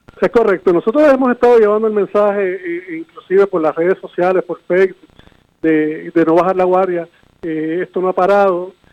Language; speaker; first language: Spanish; native; Spanish